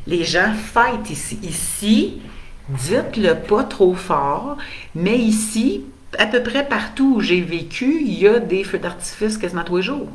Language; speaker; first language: French; native; French